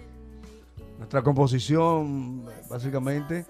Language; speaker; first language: Spanish; native; Spanish